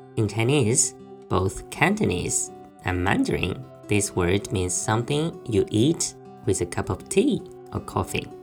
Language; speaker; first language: English; non-native, fluent; Chinese